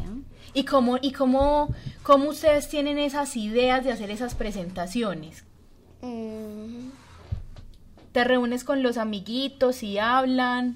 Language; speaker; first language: Spanish; native; Spanish